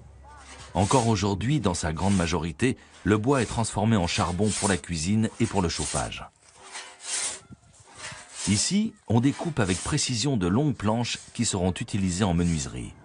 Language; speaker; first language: French; native; French